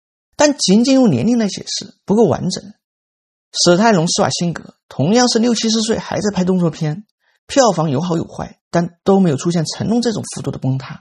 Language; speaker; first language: Chinese; native; Chinese